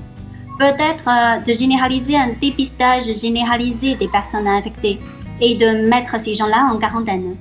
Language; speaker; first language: French; non-native, fluent; Chinese